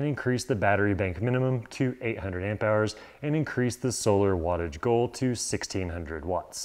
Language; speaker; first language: English; native; English